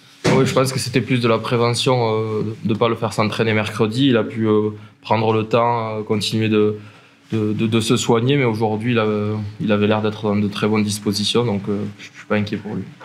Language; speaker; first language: French; native; French